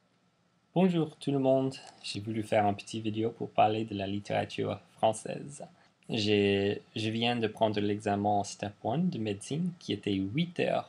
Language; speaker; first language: French; non-native, fluent; English